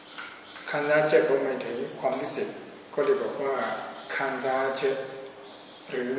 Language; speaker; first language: Thai; non-native, fluent; Burmese